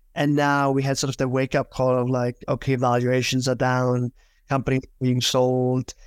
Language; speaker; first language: English; non-native, fluent; German